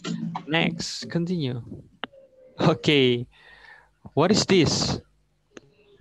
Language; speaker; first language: English; non-native, learner; Indonesian